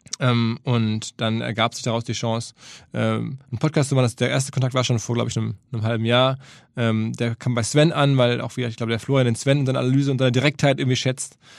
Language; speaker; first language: German; native; German